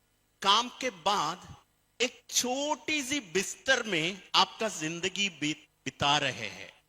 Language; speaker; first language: Hindi; non-native, fluent; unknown